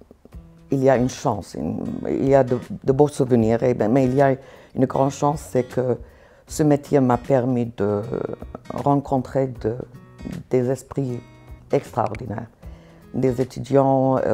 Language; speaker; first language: French; non-native, fluent; Arabic